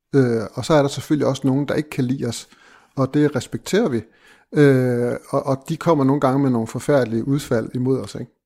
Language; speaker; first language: Danish; native; Danish